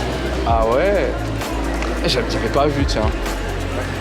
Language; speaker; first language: French; native; French